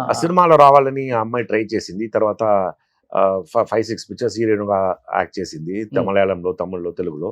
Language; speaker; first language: Telugu; non-native, fluent; Tamil